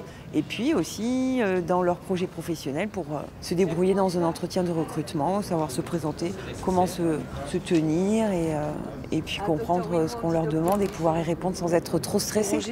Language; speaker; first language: French; native; French